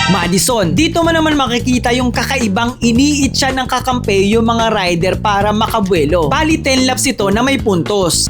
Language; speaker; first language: Filipino; native; Filipino